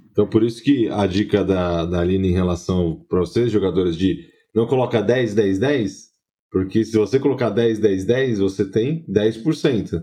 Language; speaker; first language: Portuguese; native; Portuguese